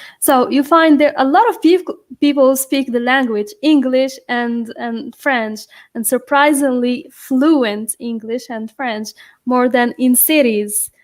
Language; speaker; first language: English; non-native, fluent; Arabic